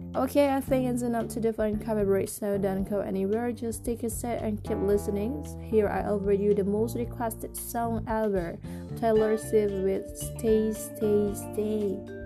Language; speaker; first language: English; non-native, learner; Indonesian